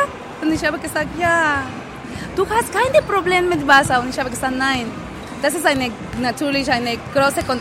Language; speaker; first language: German; non-native, learner; Spanish